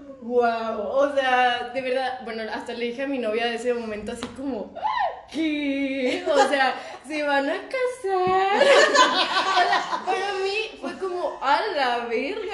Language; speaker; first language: Spanish; native; Spanish